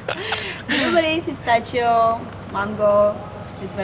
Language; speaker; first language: English; non-native, fluent; Russian